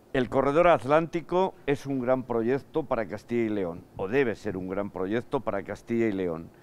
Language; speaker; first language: Spanish; native; Spanish